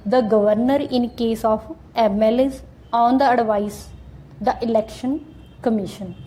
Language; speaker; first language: English; non-native, local second language; Punjabi